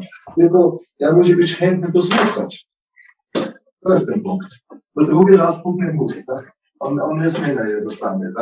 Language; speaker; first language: Polish; non-native, learner; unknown